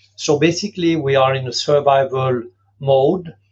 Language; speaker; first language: English; non-native, fluent; French